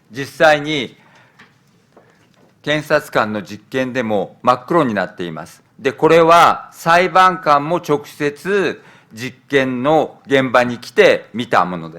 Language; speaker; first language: Japanese; native; Japanese